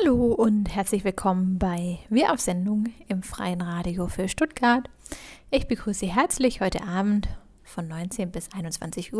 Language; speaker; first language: German; native; German